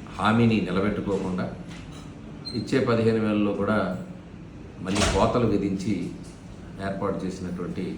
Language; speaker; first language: Telugu; native; Telugu